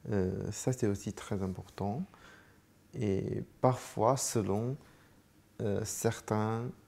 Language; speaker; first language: French; non-native, fluent; Chinese